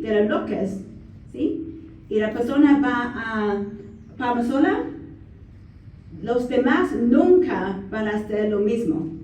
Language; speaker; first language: Spanish; non-native, learner; English